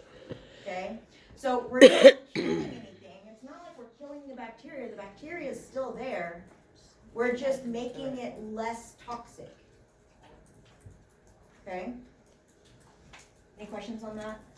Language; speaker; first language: English; native; English